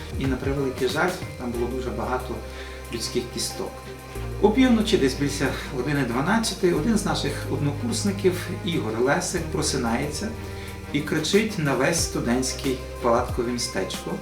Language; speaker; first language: Ukrainian; native; Ukrainian